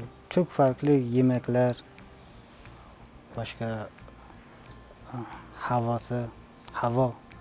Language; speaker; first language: Turkish; non-native, learner; Uzbek